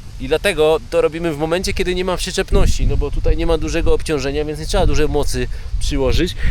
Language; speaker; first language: Polish; native; Polish